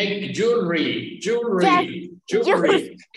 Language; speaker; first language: English; non-native, fluent; Spanish